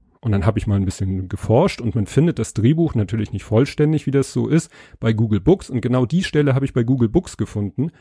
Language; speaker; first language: German; native; German